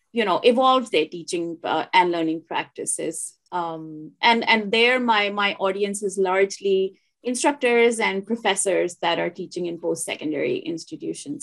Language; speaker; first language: English; non-native, local second language; Hindi